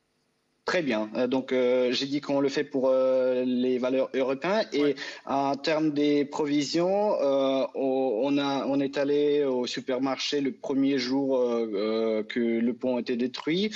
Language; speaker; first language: French; non-native, fluent; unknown